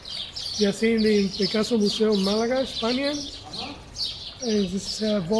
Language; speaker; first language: German; non-native, fluent; Spanish